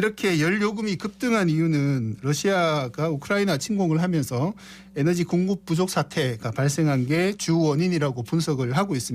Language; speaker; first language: Korean; native; Korean